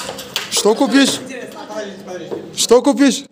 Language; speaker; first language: Russian; non-native, learner; Tajik